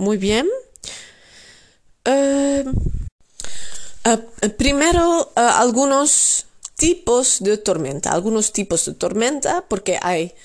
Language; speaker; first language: Spanish; non-native, fluent; Dutch